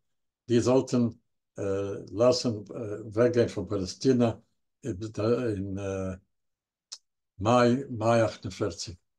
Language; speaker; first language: German; non-native, learner; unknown